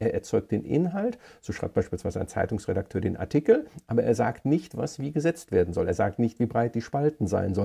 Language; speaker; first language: German; native; German